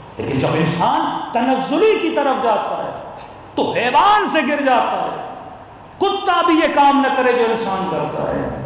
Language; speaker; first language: Urdu; early bilingual, heritage; Urdu